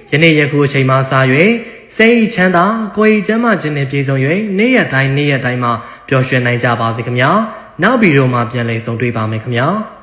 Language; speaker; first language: Burmese; non-native, local second language; Shan